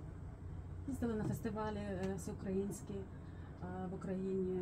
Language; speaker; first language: Polish; non-native, learner; Ukrainian